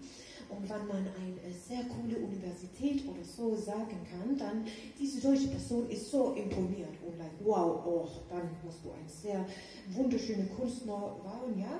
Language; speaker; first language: German; non-native, learner; Danish